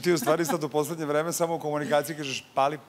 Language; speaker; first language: Serbian; native; Serbian